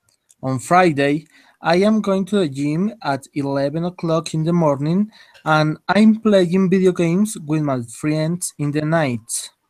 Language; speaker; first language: English; non-native, learner; Spanish